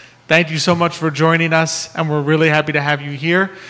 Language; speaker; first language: English; native; English